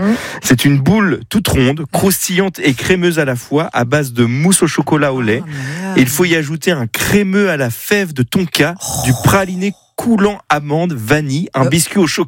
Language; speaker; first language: French; native; French